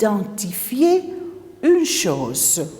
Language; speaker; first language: French; non-native, fluent; Maltese